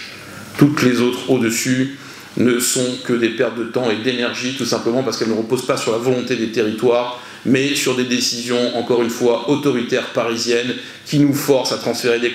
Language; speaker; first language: French; native; French